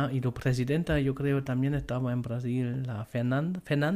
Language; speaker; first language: Spanish; non-native, fluent; German